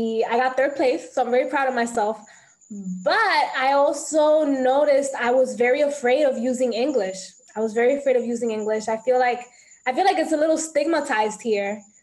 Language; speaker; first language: English; early bilingual, other home language; Spanish